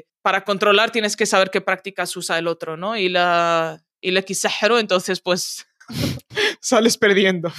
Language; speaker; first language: Spanish; early bilingual, other home language; Arabic